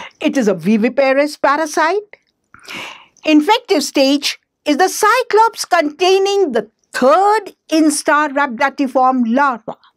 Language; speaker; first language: English; non-native, local second language; Hindi